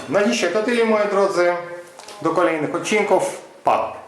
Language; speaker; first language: Polish; non-native, fluent; Ukrainian